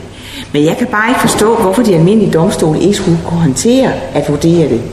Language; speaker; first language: Danish; native; Danish